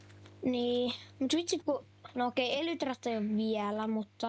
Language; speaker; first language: Finnish; native; Finnish